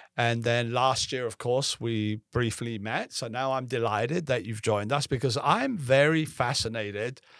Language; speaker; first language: English; native; English